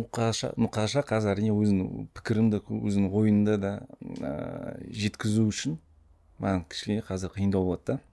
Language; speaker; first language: Kazakh; non-native, local second language; Russian